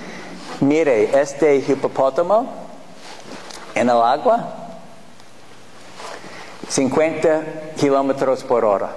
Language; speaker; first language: Spanish; non-native, fluent; English